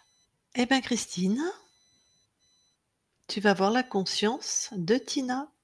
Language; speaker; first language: French; native; French